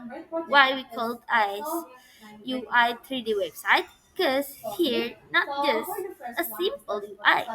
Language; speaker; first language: English; non-native, learner; Indonesian